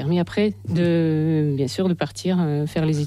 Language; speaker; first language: French; non-native, fluent; Russian